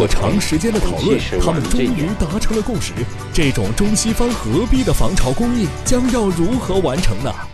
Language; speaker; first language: Chinese; native; Chinese